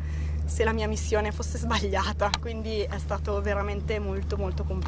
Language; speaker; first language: Italian; native; Italian